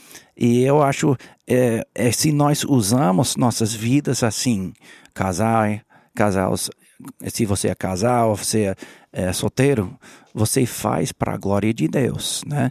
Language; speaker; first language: Portuguese; non-native, learner; English